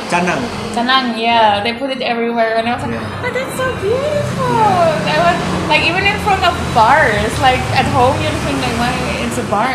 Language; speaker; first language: English; non-native, fluent; Swiss German